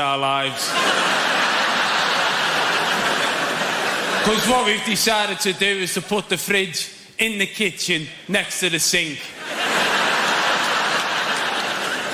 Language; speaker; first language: English; native; English